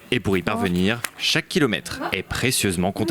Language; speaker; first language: French; native; French